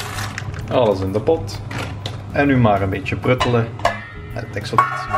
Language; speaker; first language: Dutch; native; Dutch